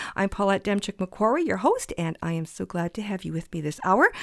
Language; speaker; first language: English; early bilingual, other home language; Ukrainian